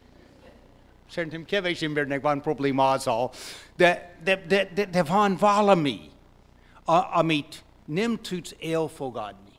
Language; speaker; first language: Hungarian; non-native, fluent; English